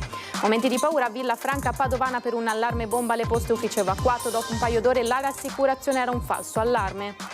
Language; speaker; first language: Italian; native; Italian